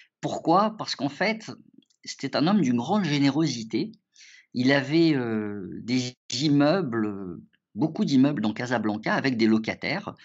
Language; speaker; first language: French; early bilingual, other home language; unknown